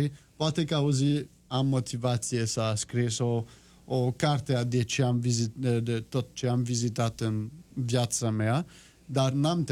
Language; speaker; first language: Romanian; non-native, learner; French